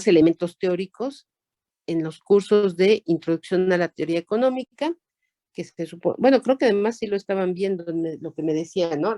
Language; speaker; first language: Spanish; native; Spanish